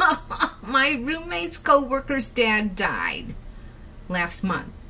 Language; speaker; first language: English; native; English